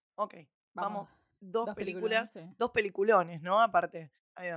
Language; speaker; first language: Spanish; native; Spanish